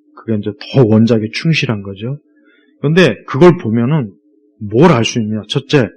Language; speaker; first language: Korean; native; Korean